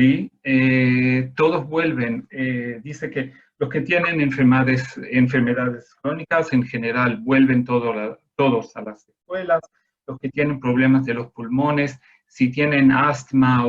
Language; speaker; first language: Spanish; non-native, fluent; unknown